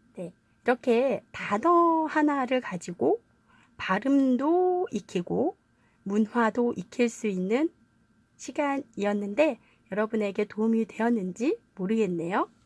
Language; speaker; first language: Korean; native; Korean